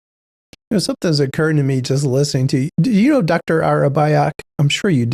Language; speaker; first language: English; native; English